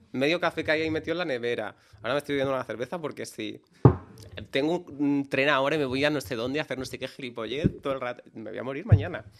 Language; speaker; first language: Spanish; native; Spanish